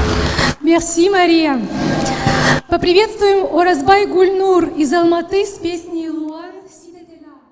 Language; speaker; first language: Russian; native; Russian